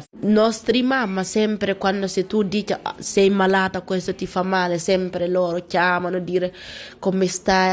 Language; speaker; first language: Italian; non-native, learner; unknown